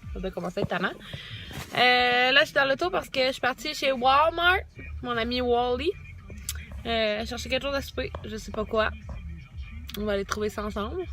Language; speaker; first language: French; native; French